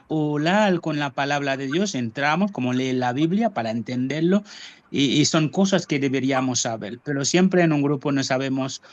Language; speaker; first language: Spanish; non-native, fluent; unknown